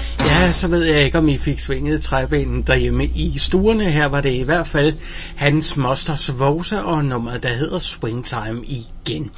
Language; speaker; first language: Danish; native; Danish